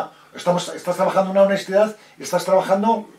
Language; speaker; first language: Spanish; native; Spanish